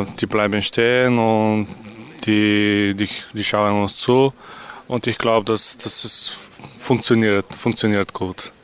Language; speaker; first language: German; non-native, fluent; Bulgarian